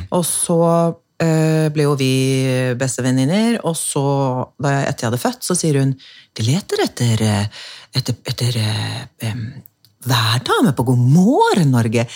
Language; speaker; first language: Norwegian; native; Norwegian